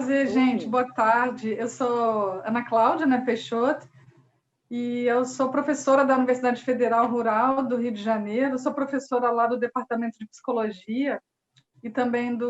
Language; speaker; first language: Portuguese; native; Portuguese